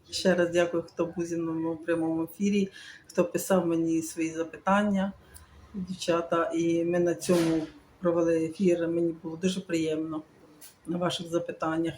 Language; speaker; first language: Ukrainian; native; Ukrainian